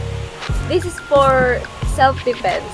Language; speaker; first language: English; non-native, local second language; Filipino